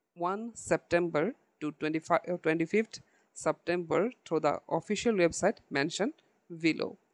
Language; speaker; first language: English; non-native, local second language; Assamese